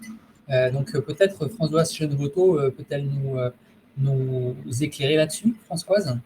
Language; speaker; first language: French; native; French